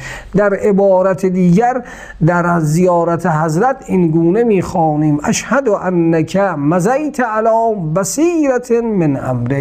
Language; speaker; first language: Persian; native; Persian